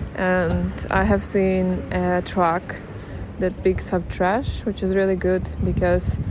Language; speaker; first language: English; non-native, fluent; Ukrainian